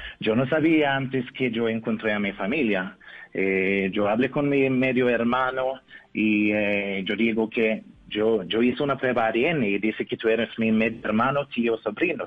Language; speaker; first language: Spanish; non-native, learner; Norwegian